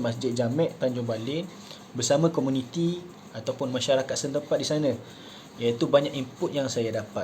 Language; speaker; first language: Malay; native; Malay